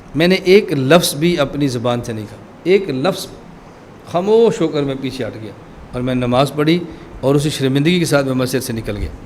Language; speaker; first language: Urdu; non-native, local second language; Punjabi